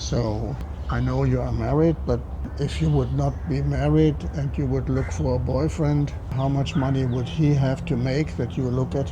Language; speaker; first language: English; non-native, fluent; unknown